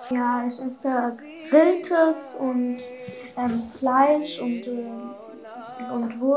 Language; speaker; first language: German; early bilingual, other home language; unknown